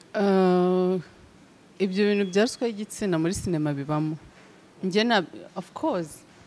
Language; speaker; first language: Kinyarwanda; native; Kinyarwanda